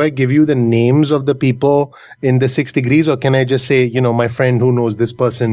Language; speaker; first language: English; non-native, local second language; Hindi